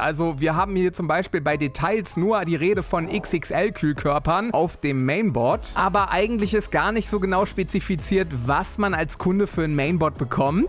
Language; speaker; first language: German; native; German